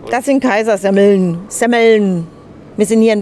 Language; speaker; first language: German; native; German